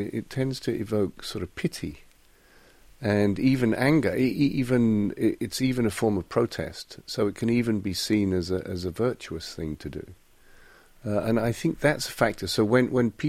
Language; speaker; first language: English; native; English